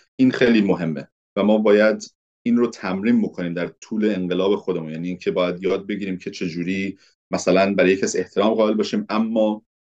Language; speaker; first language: Persian; early bilingual, heritage; Persian